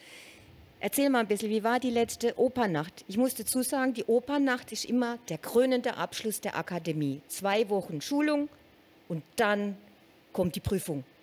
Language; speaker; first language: German; native; German